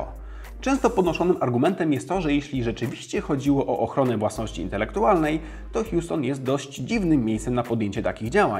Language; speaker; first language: Polish; native; Polish